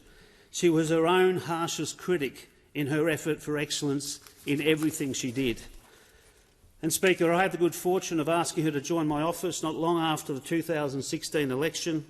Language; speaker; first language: English; native; English